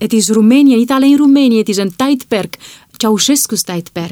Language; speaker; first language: Dutch; non-native, fluent; Romanian